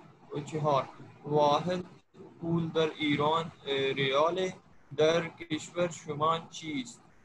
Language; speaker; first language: Persian; non-native, learner; Urdu